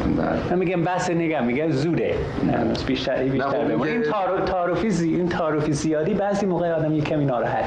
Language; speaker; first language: Persian; non-native, fluent; English